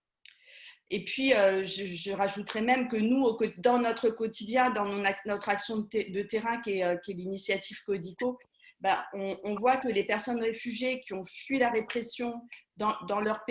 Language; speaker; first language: French; native; French